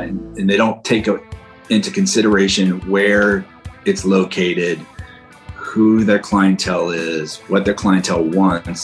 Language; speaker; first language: English; native; English